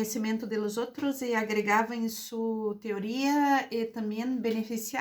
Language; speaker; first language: Spanish; non-native, fluent; Portuguese